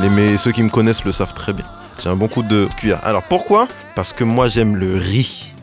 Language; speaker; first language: French; native; French